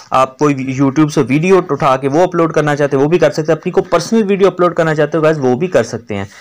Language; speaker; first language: Urdu; non-native, local second language; Punjabi